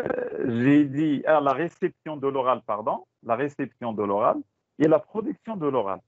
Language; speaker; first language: French; non-native, local second language; Tachelhit